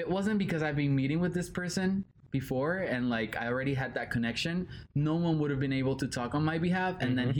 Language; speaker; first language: English; non-native, fluent; Spanish